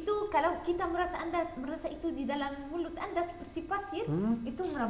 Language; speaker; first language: Indonesian; non-native, learner; Arabic